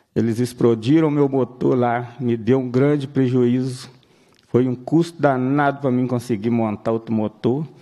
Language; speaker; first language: Portuguese; native; Portuguese